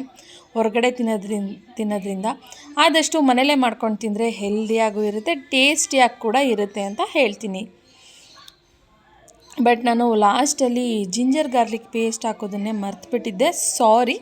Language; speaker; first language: Kannada; native; Kannada